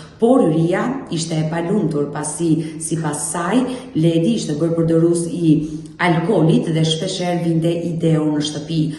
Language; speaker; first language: Albanian; native; Albanian